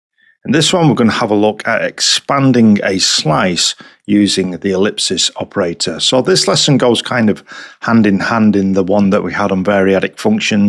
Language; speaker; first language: English; native; English